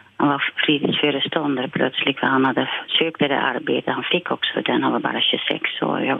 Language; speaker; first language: Swedish; non-native, fluent; Dutch